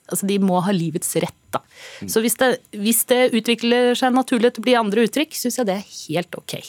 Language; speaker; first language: Norwegian; native; Norwegian